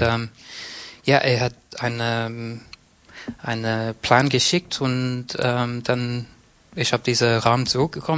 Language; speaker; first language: German; non-native, learner; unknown